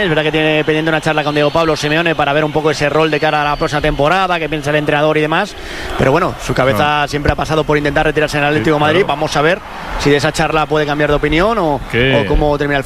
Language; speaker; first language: Spanish; native; Spanish